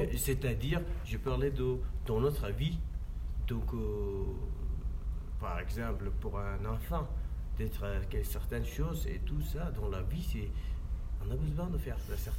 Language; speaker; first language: French; non-native, learner; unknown